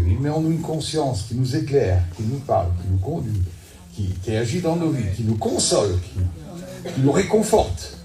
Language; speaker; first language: French; native; French